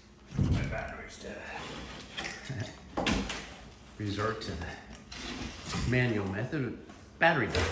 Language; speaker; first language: English; native; English